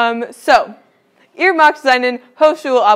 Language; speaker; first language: German; non-native, learner; English